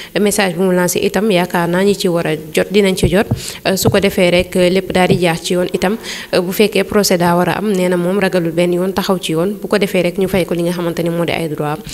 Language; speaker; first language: Wolof; native; Wolof